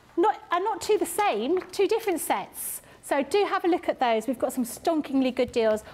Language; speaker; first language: English; native; English